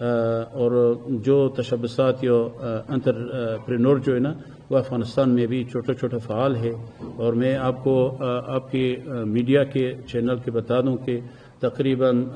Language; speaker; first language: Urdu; non-native, fluent; Persian